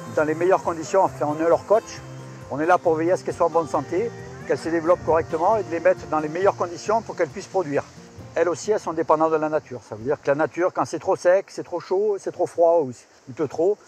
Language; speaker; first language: French; native; French